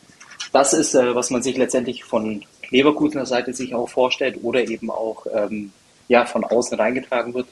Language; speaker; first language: German; native; German